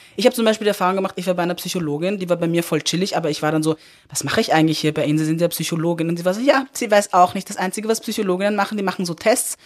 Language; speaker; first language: German; early bilingual, other home language; Persian